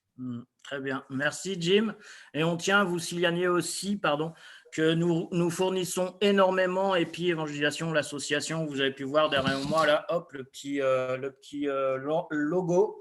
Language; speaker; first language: French; native; French